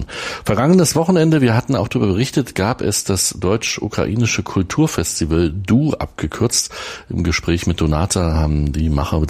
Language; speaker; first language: German; native; German